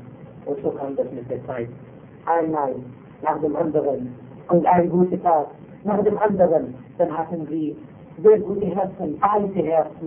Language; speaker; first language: German; non-native, fluent; Arabic